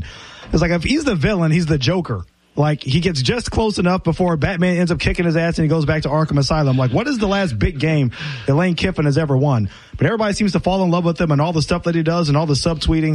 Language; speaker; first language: English; native; English